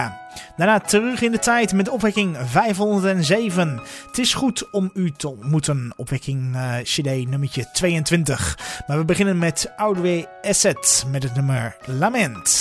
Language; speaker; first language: Dutch; native; Dutch